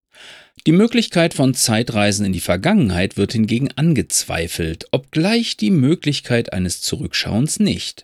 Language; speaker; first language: German; native; German